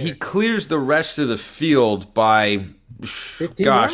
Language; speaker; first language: English; native; English